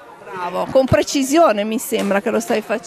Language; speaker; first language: Italian; native; Italian